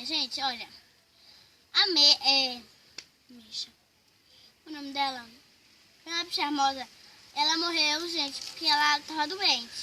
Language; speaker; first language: Portuguese; native; Portuguese